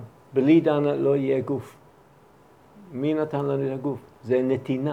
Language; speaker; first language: Hebrew; non-native, fluent; English